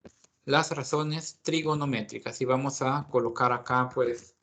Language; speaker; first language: Spanish; native; Spanish